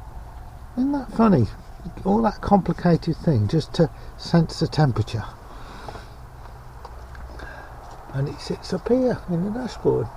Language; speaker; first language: English; native; English